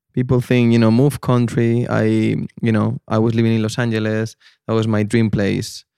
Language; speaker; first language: English; non-native, fluent; Spanish